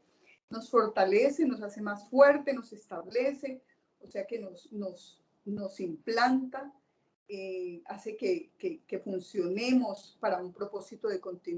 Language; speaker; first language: Spanish; native; Spanish